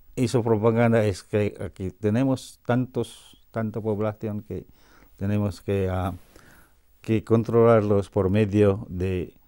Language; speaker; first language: Spanish; non-native, fluent; Cebuano